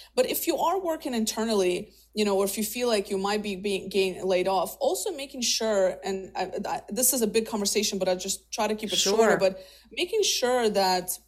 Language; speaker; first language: English; early bilingual, other home language; Russian